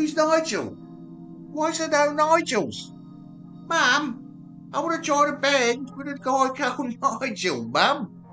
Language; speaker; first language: English; native; English